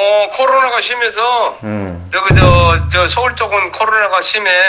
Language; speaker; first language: Korean; native; Korean